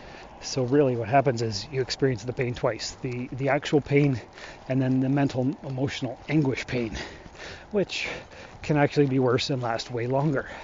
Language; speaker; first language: English; native; English